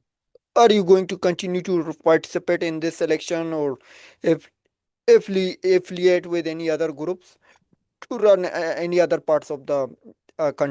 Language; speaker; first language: English; non-native, fluent; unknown